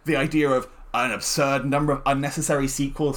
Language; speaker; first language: English; native; English